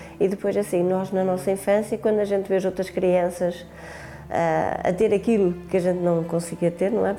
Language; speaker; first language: Portuguese; early bilingual, other home language; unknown